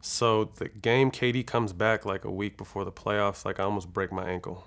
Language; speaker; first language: English; native; English